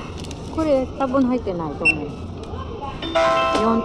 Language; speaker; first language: Japanese; non-native, learner; Filipino